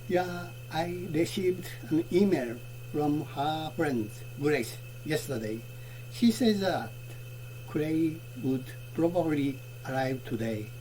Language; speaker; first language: English; non-native, learner; Japanese